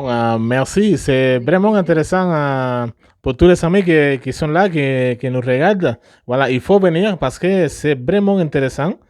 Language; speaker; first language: French; non-native, fluent; Spanish